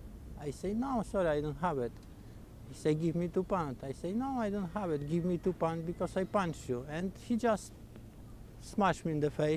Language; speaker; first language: English; non-native, learner; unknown